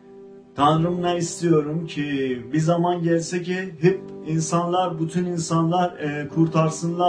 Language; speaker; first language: Turkish; non-native, fluent; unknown